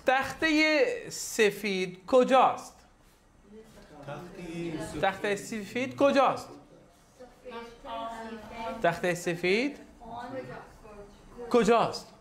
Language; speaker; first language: Persian; non-native, fluent; Urdu